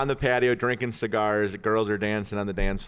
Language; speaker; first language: English; native; English